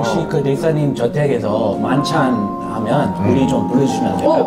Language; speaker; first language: Korean; non-native, fluent; English